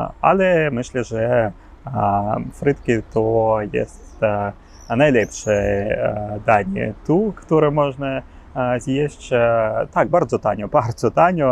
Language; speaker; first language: Polish; non-native, learner; Ukrainian